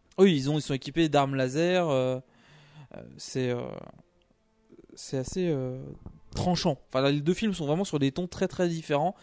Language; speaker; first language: French; native; French